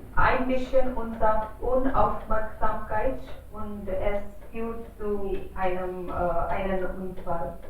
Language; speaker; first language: German; non-native, learner; Hindi